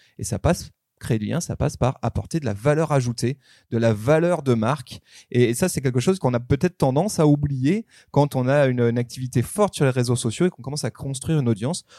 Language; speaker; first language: French; native; French